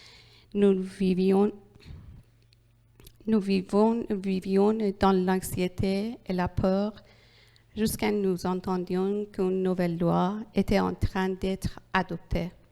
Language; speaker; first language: French; non-native, learner; Persian